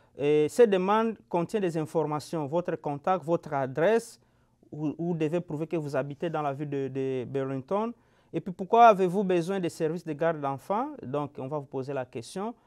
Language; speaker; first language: French; non-native, local second language; Lingala